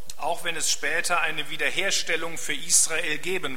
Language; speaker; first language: German; native; German